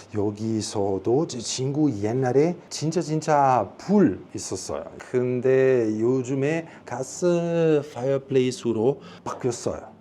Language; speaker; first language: Korean; non-native, learner; Italian